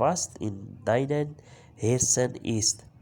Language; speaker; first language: German; non-native, fluent; Urdu